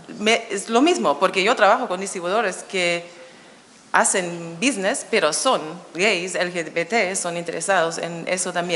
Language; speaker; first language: Spanish; non-native, fluent; German